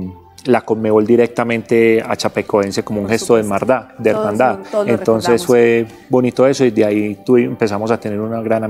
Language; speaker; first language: Spanish; native; Spanish